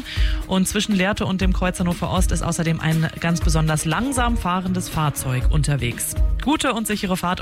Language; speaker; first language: German; native; German